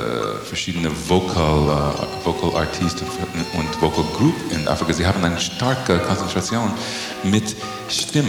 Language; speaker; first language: German; non-native, learner; English